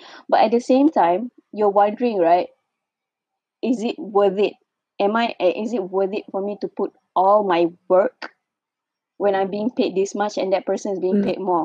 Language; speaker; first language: English; non-native, local second language; Malay